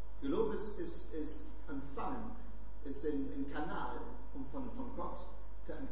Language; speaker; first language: Dutch; non-native, fluent; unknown